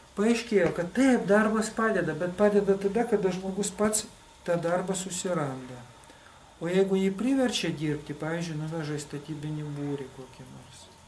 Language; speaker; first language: Lithuanian; non-native, local second language; Russian